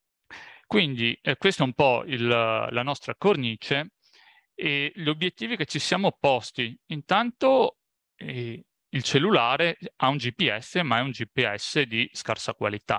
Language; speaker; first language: Italian; native; Italian